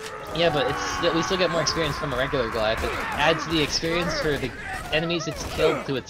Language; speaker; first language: English; native; English